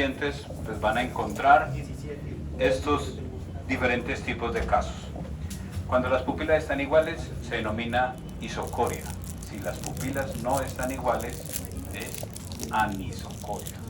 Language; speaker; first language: Spanish; native; Spanish